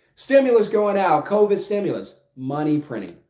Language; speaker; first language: English; native; English